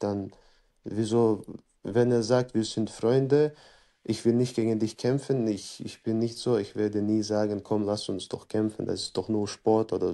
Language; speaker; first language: German; non-native, fluent; Chechen